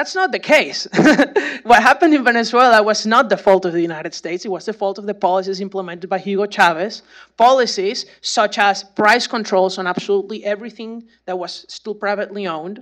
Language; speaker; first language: English; non-native, fluent; Spanish